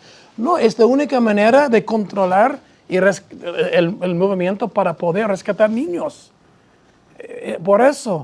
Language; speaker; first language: Spanish; non-native, fluent; English